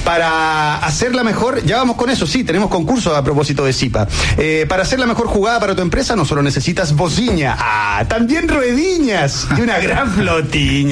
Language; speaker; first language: Spanish; native; Spanish